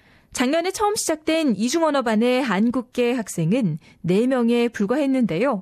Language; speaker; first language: Korean; native; Korean